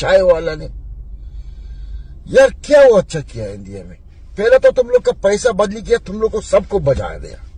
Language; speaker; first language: Hindi; non-native, learner; Arabic